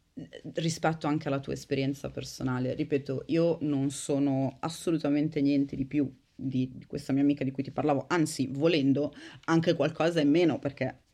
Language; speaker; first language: Italian; native; Italian